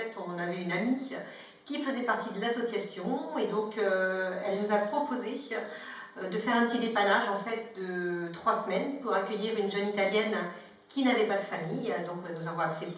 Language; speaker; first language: French; native; French